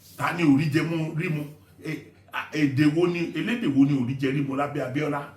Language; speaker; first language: Yoruba; non-native, local second language; Igbo